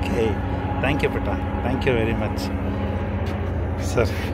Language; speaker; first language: Kannada; native; Kannada